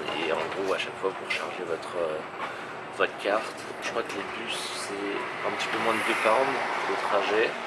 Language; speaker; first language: French; native; French